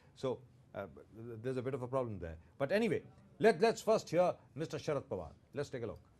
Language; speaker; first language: English; non-native, local second language; Hindi